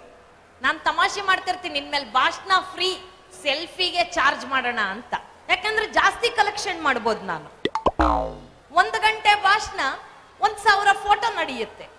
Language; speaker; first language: Kannada; native; Kannada